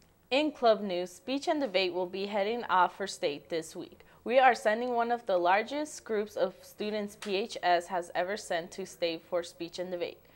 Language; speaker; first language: English; early bilingual, other home language; Spanish